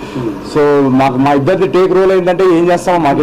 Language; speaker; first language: Telugu; native; Telugu